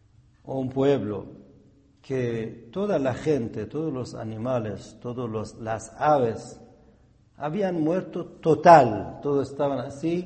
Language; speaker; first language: Spanish; non-native, fluent; Persian